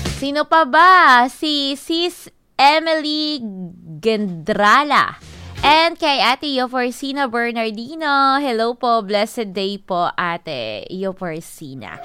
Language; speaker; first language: Filipino; non-native, local second language; Hiligaynon